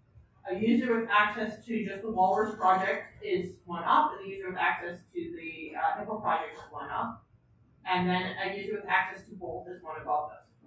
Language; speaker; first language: English; native; English